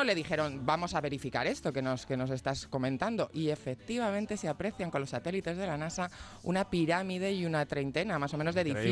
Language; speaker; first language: Spanish; native; Spanish